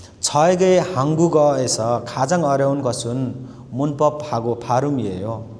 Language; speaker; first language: Korean; non-native, fluent; Nepali